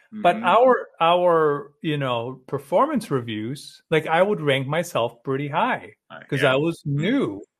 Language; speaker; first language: English; early bilingual, other home language; German